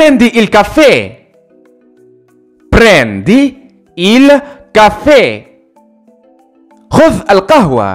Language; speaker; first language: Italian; non-native, fluent; Arabic